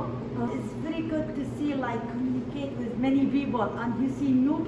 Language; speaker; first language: English; non-native, learner; Arabic